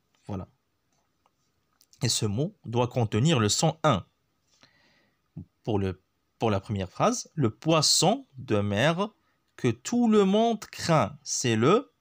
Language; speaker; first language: French; non-native, local second language; Arabic